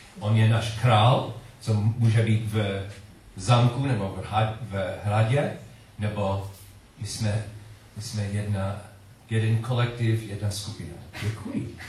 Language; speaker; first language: Czech; non-native, learner; English